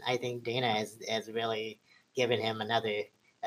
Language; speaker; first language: English; native; English